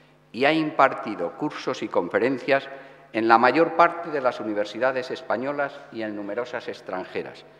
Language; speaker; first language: Spanish; native; Spanish